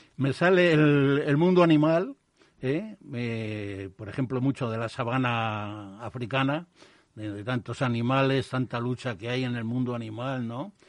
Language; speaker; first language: Spanish; native; Spanish